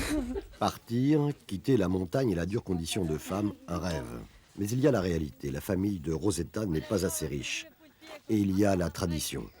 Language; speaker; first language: French; native; French